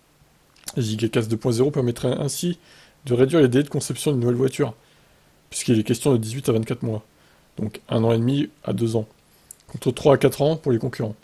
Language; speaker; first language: French; native; French